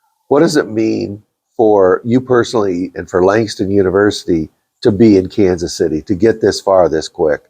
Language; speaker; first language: English; native; English